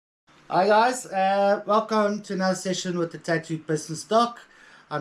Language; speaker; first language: English; native; English